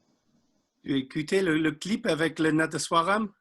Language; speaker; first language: French; non-native, learner; English